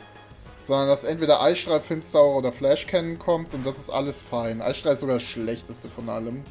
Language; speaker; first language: German; native; German